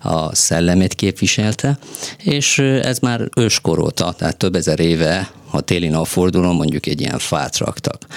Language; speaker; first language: Hungarian; non-native, fluent; Persian